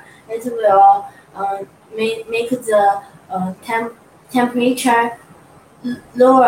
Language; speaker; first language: English; non-native, learner; Chinese